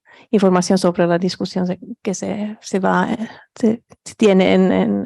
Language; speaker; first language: Spanish; non-native, learner; Finnish